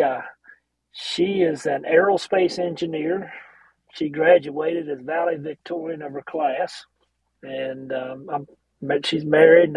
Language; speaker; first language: English; native; English